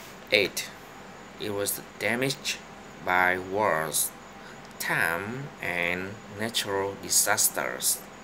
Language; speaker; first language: English; non-native, learner; Vietnamese